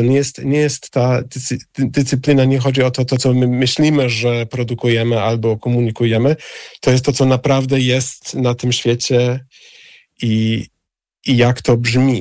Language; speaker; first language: Polish; non-native, fluent; English